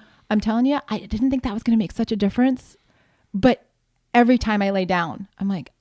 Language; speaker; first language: English; native; English